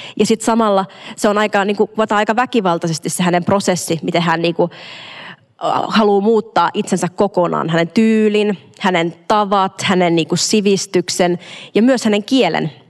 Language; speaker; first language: Finnish; native; Finnish